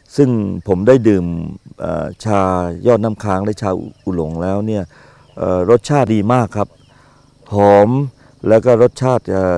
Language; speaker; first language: Thai; native; Thai